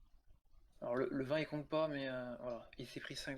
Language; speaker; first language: French; native; French